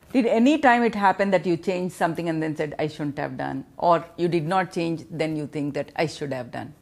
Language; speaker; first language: English; non-native, local second language; Telugu